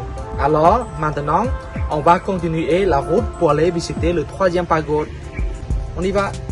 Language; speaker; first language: French; non-native, fluent; Khmer